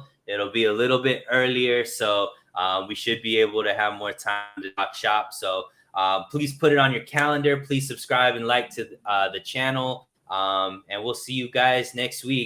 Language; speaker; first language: English; native; English